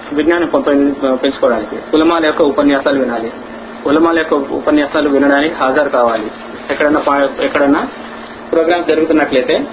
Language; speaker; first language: Telugu; non-native, local second language; Urdu